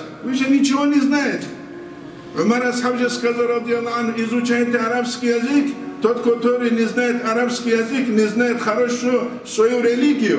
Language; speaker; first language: Russian; non-native, local second language; Avaric